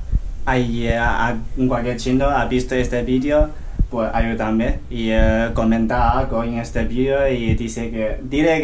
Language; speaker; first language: Spanish; non-native, learner; Chinese